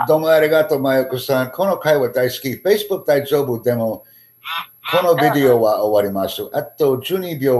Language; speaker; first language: Japanese; non-native, learner; English